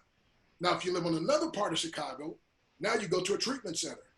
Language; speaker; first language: English; native; English